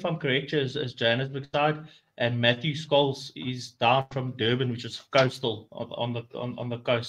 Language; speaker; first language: English; non-native, local second language; Afrikaans